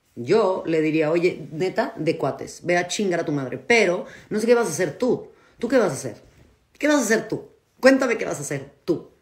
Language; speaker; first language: Spanish; native; Spanish